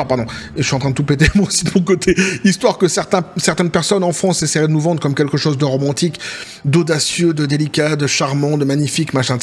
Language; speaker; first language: French; native; French